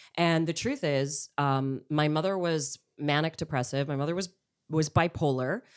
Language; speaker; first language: English; native; English